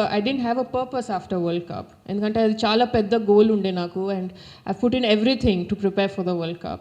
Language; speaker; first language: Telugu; non-native, local second language; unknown